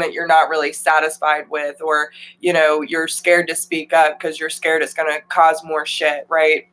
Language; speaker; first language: English; native; English